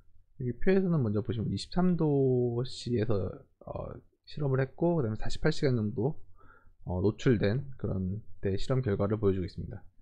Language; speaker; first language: Korean; native; Korean